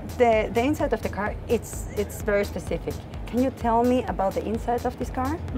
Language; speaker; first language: English; non-native, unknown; Spanish